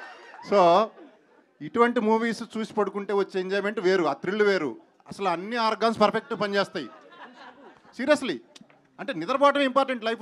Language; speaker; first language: Telugu; native; Telugu